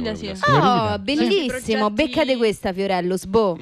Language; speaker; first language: Italian; native; Italian